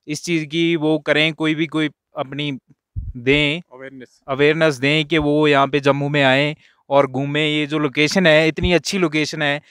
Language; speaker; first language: Hindi; native; Hindi